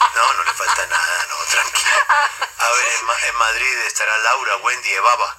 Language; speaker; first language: Spanish; native; Spanish